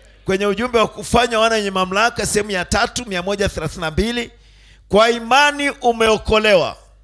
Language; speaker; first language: Swahili; native; Swahili